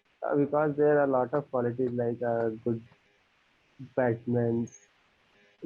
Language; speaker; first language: English; non-native, learner; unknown